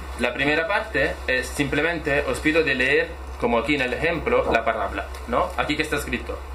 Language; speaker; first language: Spanish; non-native, fluent; Italian